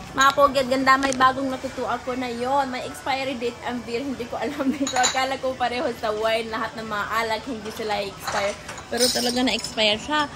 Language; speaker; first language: Filipino; non-native, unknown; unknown